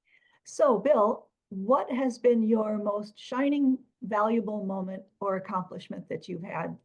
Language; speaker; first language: English; native; English